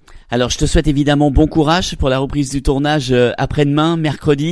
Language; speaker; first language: French; native; French